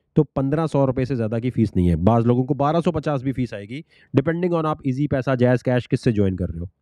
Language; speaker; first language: Urdu; native; Urdu